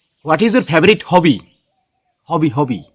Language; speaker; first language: English; non-native, learner; Bangla